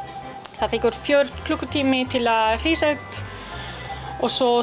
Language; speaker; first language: Icelandic; non-native, learner; Italian